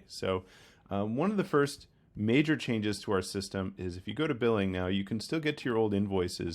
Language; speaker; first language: English; native; English